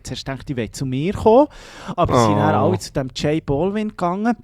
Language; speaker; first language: German; native; German